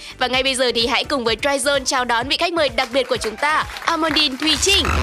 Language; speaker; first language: Vietnamese; native; Vietnamese